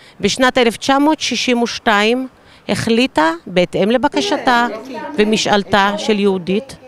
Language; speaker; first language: Hebrew; native; Hebrew